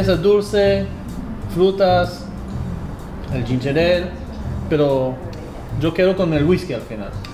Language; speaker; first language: Spanish; non-native, fluent; Hebrew